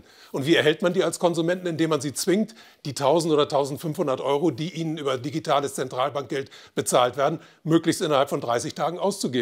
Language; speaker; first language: German; native; German